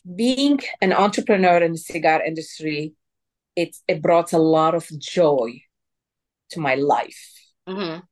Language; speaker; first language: English; non-native, fluent; Arabic